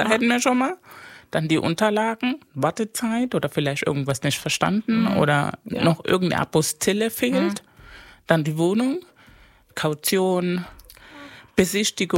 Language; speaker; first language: German; early bilingual, other home language; Spanish